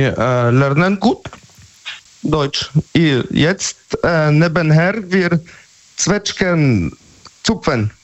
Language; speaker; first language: German; non-native, learner; Polish